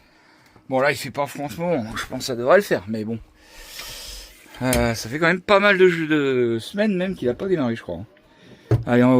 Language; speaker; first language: French; native; French